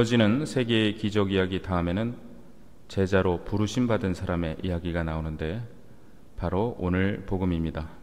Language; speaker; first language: Korean; native; Korean